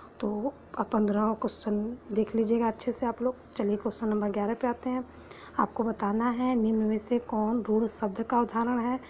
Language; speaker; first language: Hindi; native; Hindi